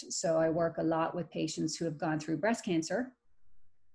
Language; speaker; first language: English; native; English